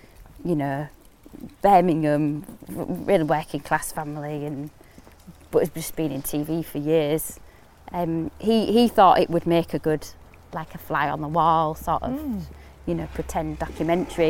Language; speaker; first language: English; native; English